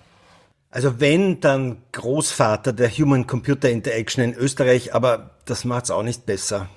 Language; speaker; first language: German; native; German